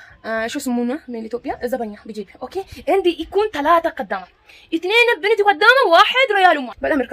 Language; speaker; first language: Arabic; non-native, learner; Amharic